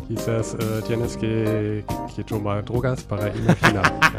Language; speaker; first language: Spanish; non-native, learner; German